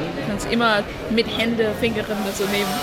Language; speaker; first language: German; non-native, learner; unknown